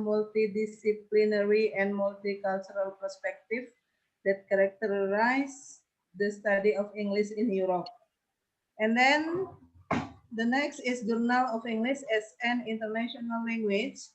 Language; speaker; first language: English; non-native, learner; Indonesian